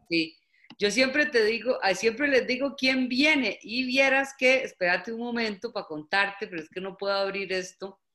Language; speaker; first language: Spanish; native; Spanish